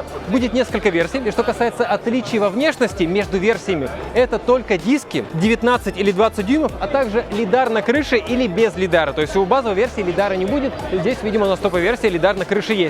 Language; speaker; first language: Russian; native; Russian